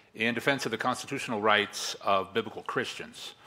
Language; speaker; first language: English; native; English